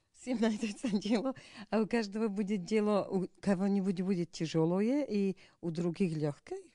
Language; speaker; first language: Russian; non-native, learner; Slovak